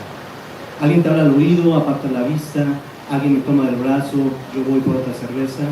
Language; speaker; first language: Spanish; native; Spanish